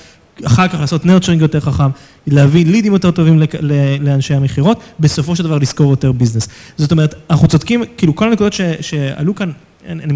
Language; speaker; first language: Hebrew; native; Hebrew